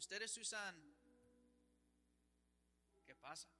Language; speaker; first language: Spanish; non-native, fluent; English